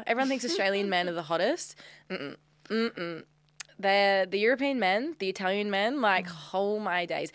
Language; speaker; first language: English; native; English